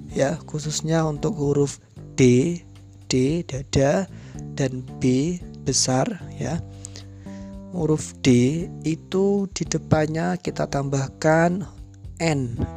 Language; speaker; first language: Indonesian; non-native, local second language; Javanese